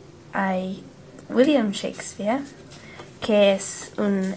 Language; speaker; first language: Spanish; non-native, learner; English